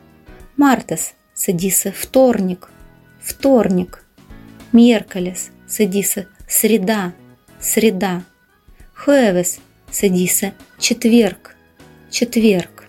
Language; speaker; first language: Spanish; non-native, fluent; Russian